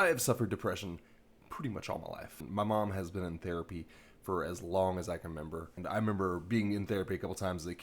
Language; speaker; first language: English; native; English